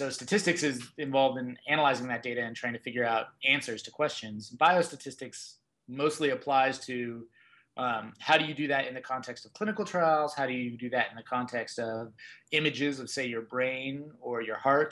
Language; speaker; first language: English; native; English